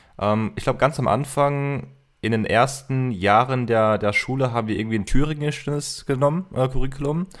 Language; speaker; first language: German; early bilingual, heritage; German